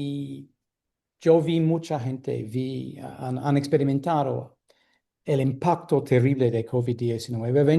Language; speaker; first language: Spanish; non-native, fluent; English